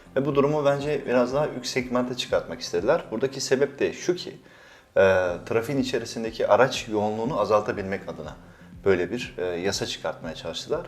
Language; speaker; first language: Turkish; native; Turkish